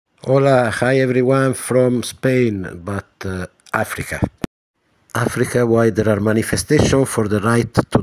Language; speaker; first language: English; non-native, learner; Spanish